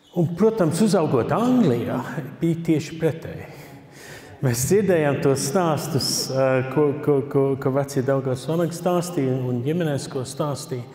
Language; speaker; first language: Latvian; early bilingual, heritage; Latvian